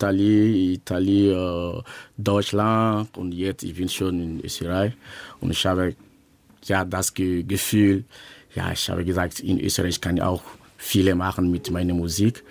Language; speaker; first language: German; non-native, learner; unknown